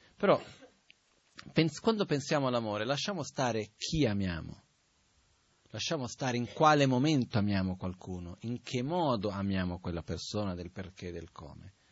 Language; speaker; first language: Italian; non-native, fluent; Portuguese